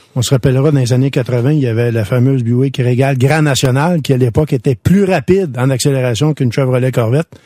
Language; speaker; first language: French; native; French